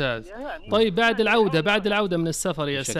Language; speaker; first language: Arabic; native; Arabic